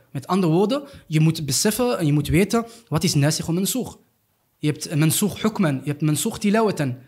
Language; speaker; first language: Dutch; early bilingual, other home language; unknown